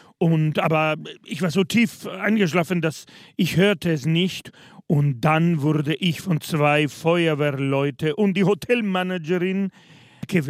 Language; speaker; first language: German; non-native, fluent; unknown